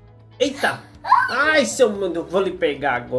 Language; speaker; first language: Portuguese; native; Portuguese